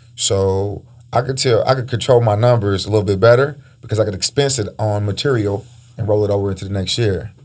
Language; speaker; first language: English; early bilingual, other home language; Spanish